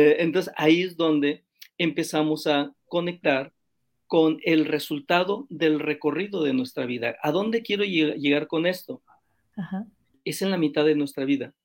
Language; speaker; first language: Spanish; native; Spanish